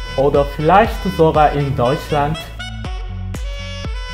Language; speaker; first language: German; non-native, learner; Korean